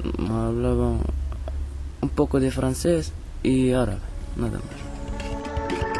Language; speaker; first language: Spanish; non-native, learner; Arabic